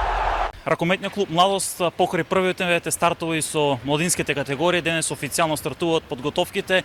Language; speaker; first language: Macedonian; native; Macedonian